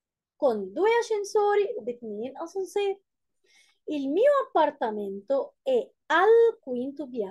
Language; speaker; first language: Italian; non-native, fluent; Arabic